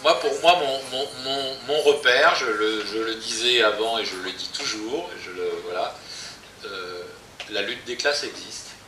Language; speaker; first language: French; native; French